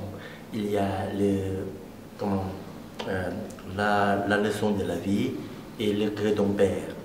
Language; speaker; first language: French; non-native, learner; Lao